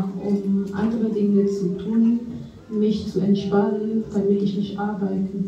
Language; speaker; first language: German; non-native, fluent; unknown